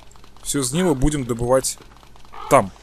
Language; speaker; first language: Russian; native; Russian